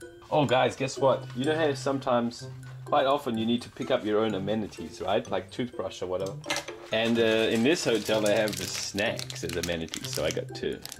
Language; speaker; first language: English; native; English